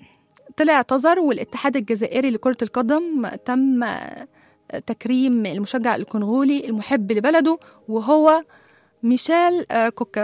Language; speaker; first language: Arabic; native; Arabic